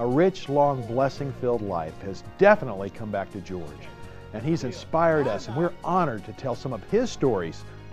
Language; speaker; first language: English; native; English